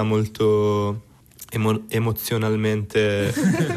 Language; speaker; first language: Italian; native; Italian